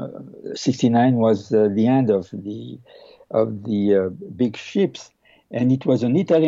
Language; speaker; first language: English; non-native, fluent; French